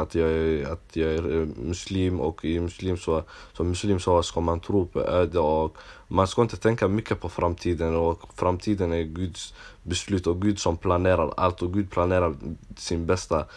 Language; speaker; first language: Swedish; non-native, local second language; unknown